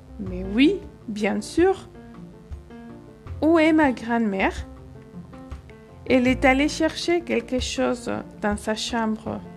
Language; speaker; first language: French; non-native, fluent; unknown